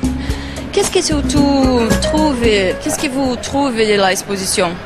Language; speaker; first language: French; non-native, learner; Portuguese